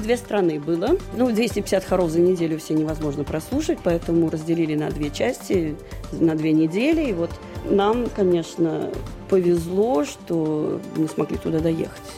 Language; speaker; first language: Russian; native; Russian